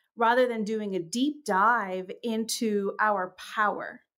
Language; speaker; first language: English; native; English